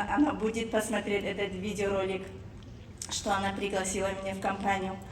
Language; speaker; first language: Russian; non-native, fluent; Tajik